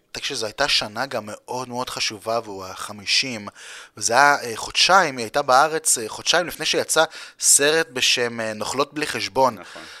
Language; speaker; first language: Hebrew; native; Hebrew